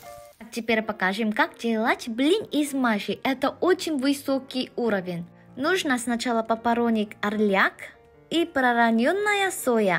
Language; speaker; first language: Russian; non-native, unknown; Korean